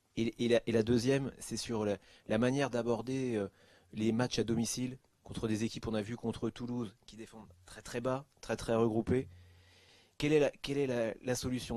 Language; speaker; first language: French; native; French